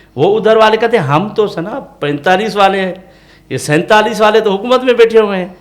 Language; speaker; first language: Urdu; non-native, local second language; Sindhi